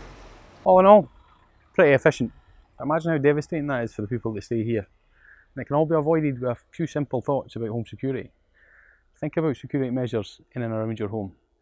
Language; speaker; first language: English; native; English